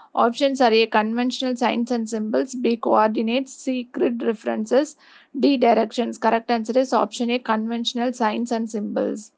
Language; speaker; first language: English; non-native, local second language; Tamil